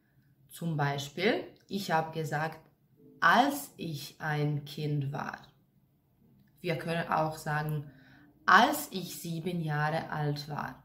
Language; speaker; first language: German; non-native, fluent; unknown